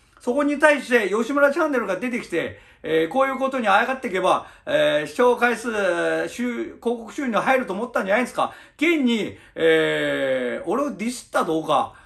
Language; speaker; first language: Japanese; early bilingual, other home language; Chinese